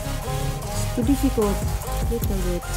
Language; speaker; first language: English; non-native, learner; Filipino